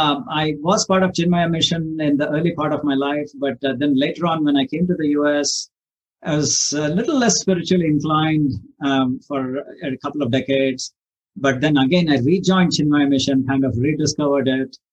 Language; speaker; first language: English; non-native, local second language; Kannada